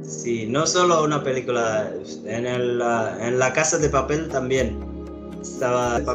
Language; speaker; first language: Spanish; non-native, learner; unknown